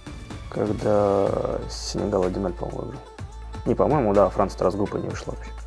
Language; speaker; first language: Russian; native; Russian